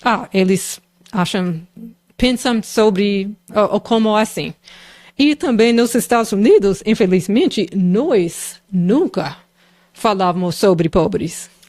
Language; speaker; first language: Portuguese; non-native, fluent; English